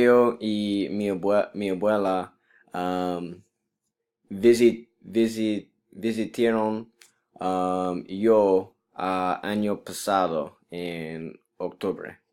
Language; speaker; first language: Spanish; non-native, learner; English